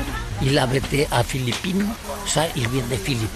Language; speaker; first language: French; non-native, learner; Catalan